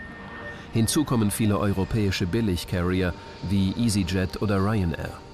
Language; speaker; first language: German; native; German